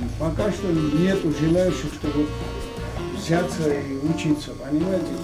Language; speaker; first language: Russian; non-native, local second language; Armenian